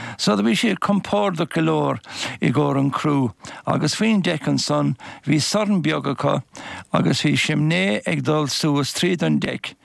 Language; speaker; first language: Irish; native; Irish